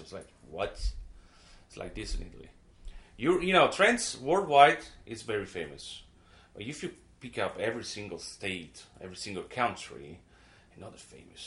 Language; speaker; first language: English; non-native, fluent; Italian